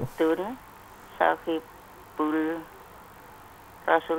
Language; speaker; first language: Arabic; non-native, learner; Indonesian